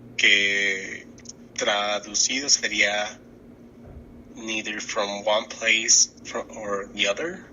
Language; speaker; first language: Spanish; native; Spanish